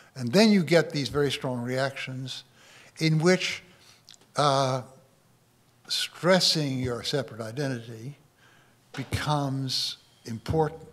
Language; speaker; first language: English; native; English